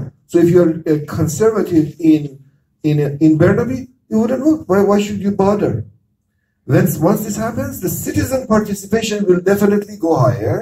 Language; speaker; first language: English; non-native, fluent; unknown